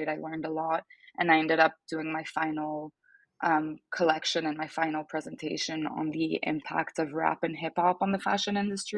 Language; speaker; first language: English; non-native, fluent; French